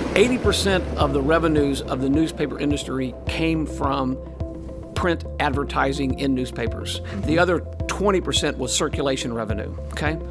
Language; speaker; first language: English; native; English